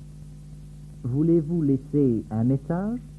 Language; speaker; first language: French; non-native, fluent; English